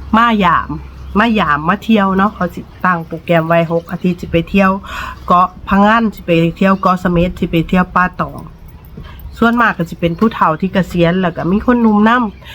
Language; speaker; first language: Thai; native; Thai